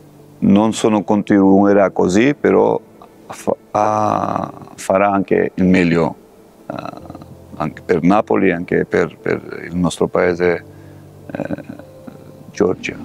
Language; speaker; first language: Italian; non-native, fluent; Georgian